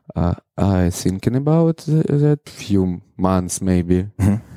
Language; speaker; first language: English; non-native, learner; Ukrainian